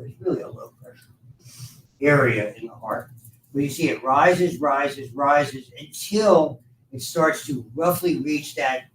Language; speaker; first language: English; native; English